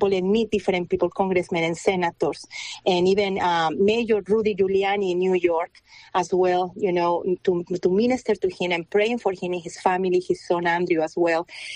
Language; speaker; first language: English; non-native, fluent; Spanish